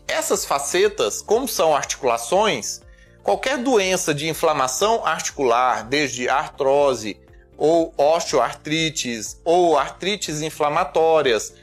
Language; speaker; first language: Portuguese; native; Portuguese